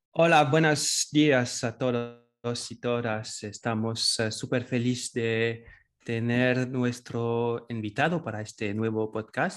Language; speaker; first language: Spanish; non-native, fluent; French